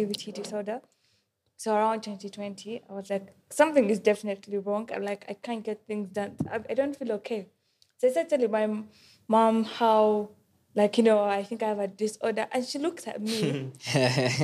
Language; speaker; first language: English; non-native, local second language; Ganda